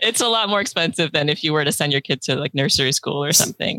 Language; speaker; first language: English; early bilingual, other home language; Chinese